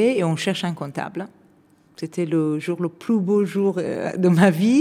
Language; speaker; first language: French; non-native, fluent; Persian